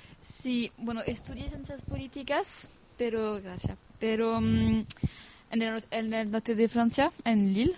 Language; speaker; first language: Spanish; non-native, fluent; French